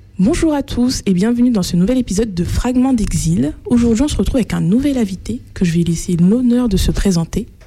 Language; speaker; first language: French; native; French